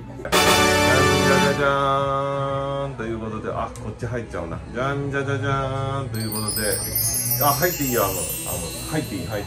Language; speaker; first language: Japanese; native; Japanese